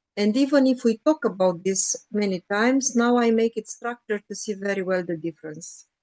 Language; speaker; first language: English; non-native, learner; Romanian